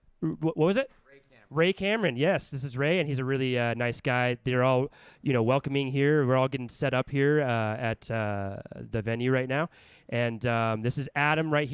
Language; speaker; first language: English; native; English